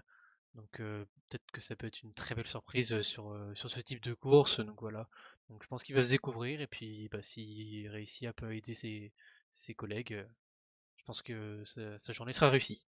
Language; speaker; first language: French; native; French